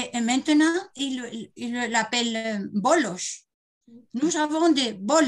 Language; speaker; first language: French; non-native, learner; Spanish